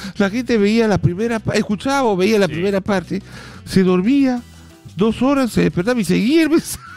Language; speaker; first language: Spanish; native; Spanish